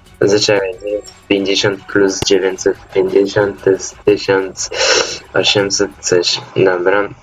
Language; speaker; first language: Polish; native; Polish